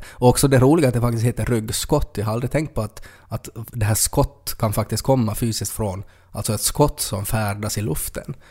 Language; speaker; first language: Swedish; native; Swedish